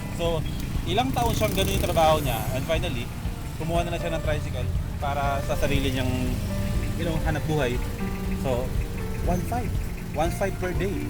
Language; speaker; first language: Filipino; native; Filipino